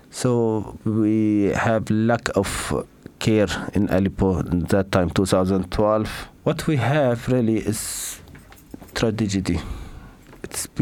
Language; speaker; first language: English; non-native, learner; Arabic